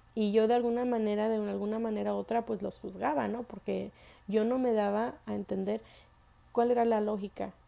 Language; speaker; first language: Spanish; early bilingual, heritage; Spanish